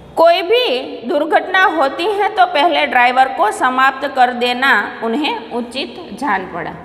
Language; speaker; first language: Hindi; non-native, local second language; Gujarati